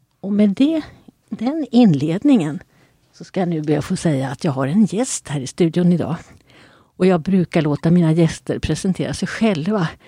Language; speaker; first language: Swedish; native; Swedish